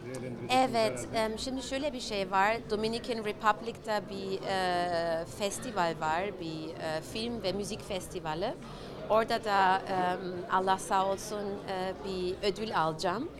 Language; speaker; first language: Turkish; early bilingual, heritage; German